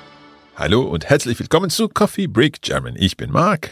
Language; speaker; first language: German; non-native, learner; English